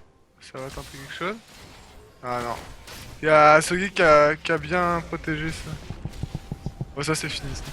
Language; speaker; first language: French; native; French